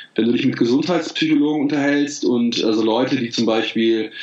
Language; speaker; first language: German; native; German